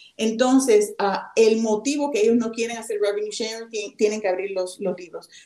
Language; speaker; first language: Spanish; native; Spanish